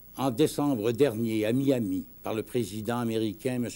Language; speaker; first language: French; native; French